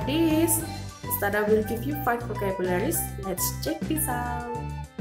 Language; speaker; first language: English; non-native, learner; Indonesian